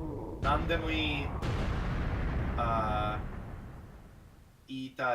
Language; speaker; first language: Japanese; non-native, learner; English